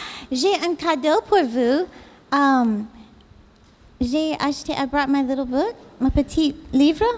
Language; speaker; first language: French; non-native, learner; English